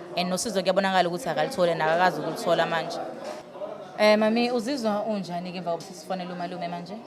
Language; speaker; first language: Zulu; native; Zulu